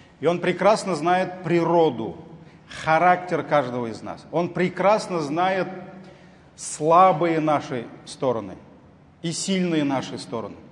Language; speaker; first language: Russian; non-native, local second language; Tatar